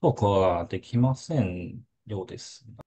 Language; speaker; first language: Japanese; non-native, learner; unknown